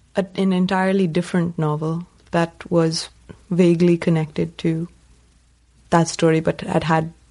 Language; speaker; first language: English; non-native, local second language; Tamil